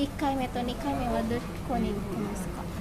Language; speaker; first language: Japanese; non-native, fluent; Indonesian